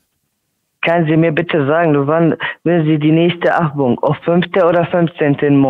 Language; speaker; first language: German; non-native, learner; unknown